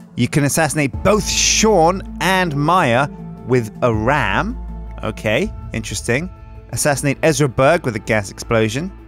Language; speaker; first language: English; native; English